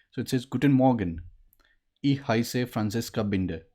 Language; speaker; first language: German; non-native, learner; Maithili